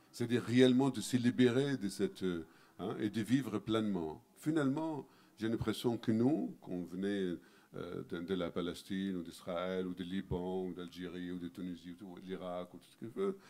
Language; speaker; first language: French; non-native, fluent; Arabic